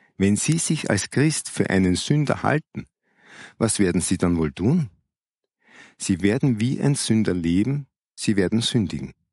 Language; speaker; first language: German; native; German